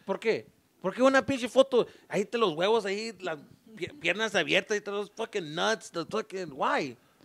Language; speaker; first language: Spanish; early bilingual, heritage; Spanish